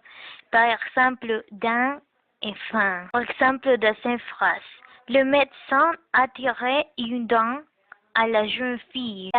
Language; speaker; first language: French; non-native, learner; Spanish